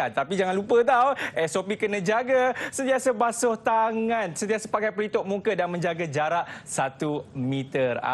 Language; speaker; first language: Malay; native; Malay